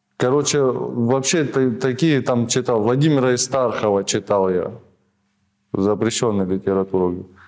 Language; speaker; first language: Russian; native; Russian